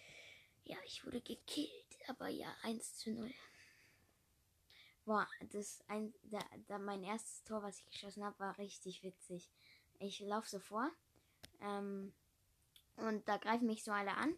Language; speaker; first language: German; native; German